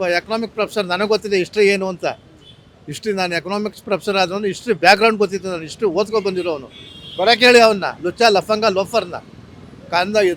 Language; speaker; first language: Kannada; native; Kannada